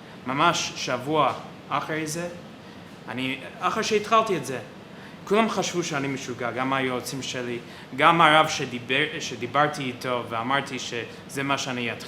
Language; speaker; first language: Hebrew; non-native, fluent; English